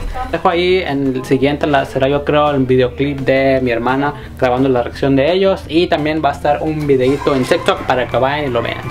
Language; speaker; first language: Spanish; native; Spanish